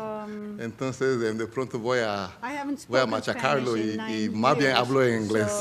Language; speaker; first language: Spanish; non-native, fluent; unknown